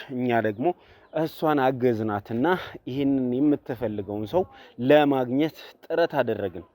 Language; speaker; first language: Amharic; native; Amharic